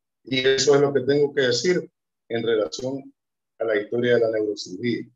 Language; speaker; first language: Spanish; native; Spanish